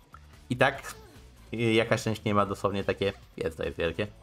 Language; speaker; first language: Polish; native; Polish